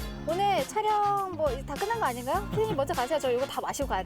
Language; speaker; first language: Korean; native; Korean